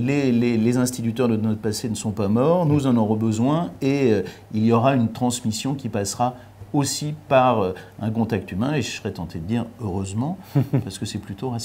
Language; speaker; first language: French; native; French